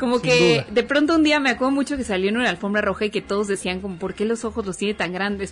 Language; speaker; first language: Spanish; native; Spanish